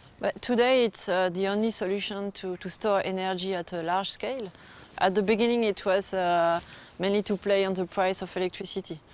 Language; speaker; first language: English; non-native, fluent; French